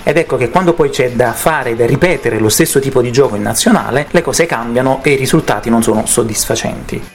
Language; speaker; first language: Italian; native; Italian